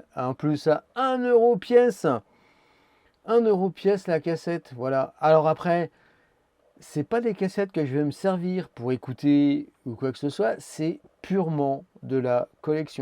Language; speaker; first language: French; native; French